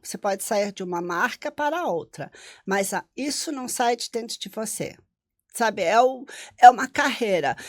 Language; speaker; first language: Portuguese; non-native, local second language; German